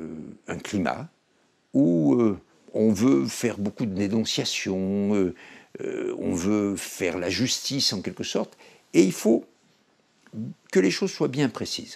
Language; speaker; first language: French; native; French